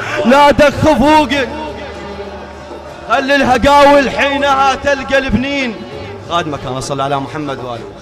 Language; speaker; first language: Arabic; native; Arabic